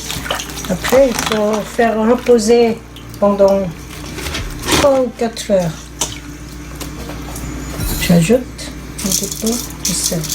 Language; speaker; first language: French; non-native, fluent; Korean